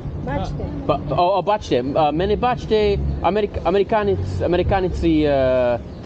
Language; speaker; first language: Ukrainian; non-native, learner; English